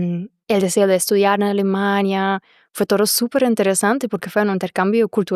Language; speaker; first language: Spanish; non-native, fluent; German